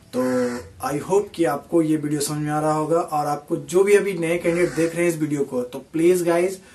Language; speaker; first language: Hindi; native; Hindi